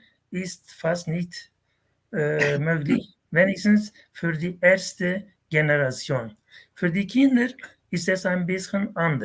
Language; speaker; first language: German; non-native, fluent; Kurdish